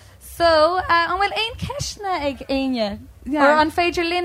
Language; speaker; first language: Irish; non-native, local second language; English